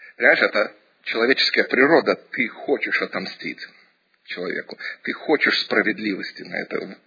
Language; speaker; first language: Russian; early bilingual, heritage; Russian